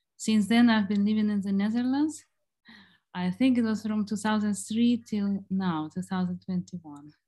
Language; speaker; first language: English; non-native, fluent; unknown